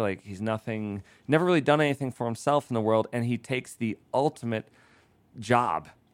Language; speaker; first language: English; native; English